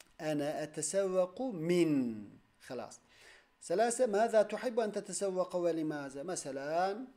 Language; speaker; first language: Arabic; non-native, fluent; Turkish